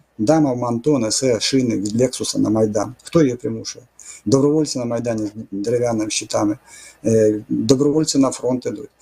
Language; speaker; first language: Ukrainian; non-native, fluent; Russian